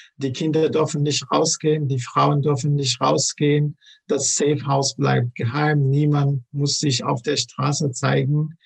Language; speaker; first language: German; non-native, fluent; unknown